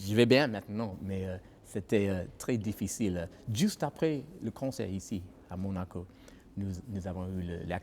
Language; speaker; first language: French; non-native, learner; English